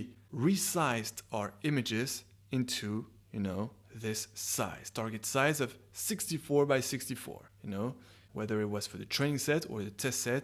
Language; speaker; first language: English; non-native, fluent; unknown